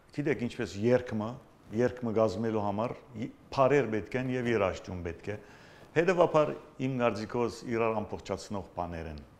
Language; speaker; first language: Armenian; native; Armenian